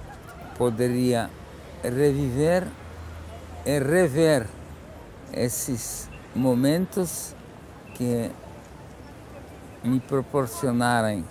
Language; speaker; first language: Portuguese; non-native, fluent; Polish